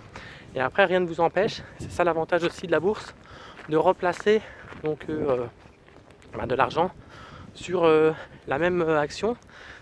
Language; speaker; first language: French; native; French